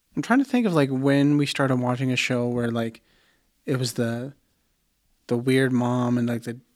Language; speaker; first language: English; early bilingual, other home language; Plautdietsch